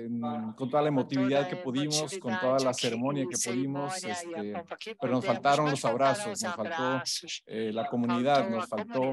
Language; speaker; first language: Spanish; native; Spanish